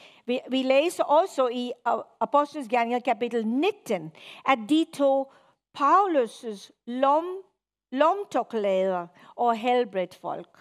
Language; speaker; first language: Danish; non-native, fluent; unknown